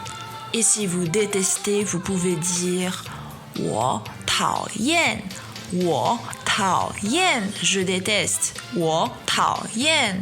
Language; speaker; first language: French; non-native, fluent; Chinese